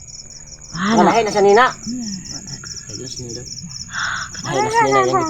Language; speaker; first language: Filipino; non-native, local second language; Cebuano